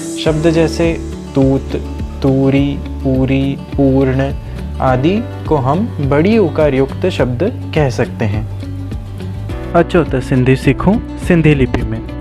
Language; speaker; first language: Hindi; non-native, local second language; Sindhi